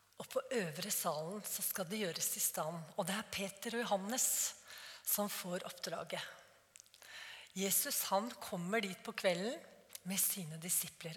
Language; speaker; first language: Norwegian; native; Norwegian